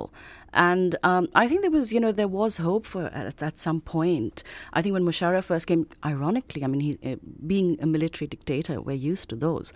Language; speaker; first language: English; non-native, local second language; Urdu